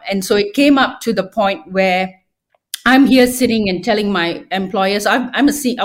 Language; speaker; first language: English; non-native, local second language; Tamil